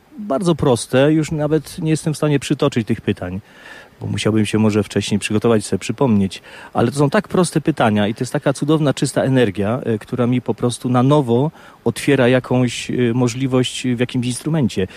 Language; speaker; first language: Polish; native; Polish